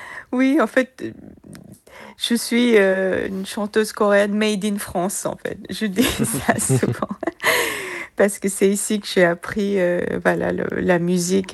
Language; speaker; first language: French; non-native, fluent; Korean